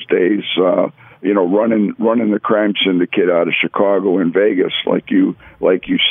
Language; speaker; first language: English; native; English